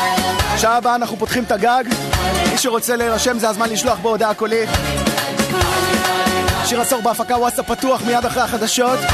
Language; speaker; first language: Hebrew; native; Hebrew